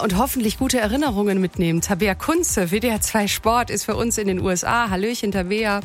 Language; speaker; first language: German; native; German